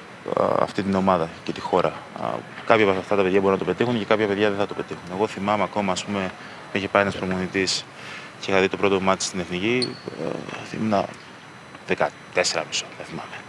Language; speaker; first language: Greek; early bilingual, other home language; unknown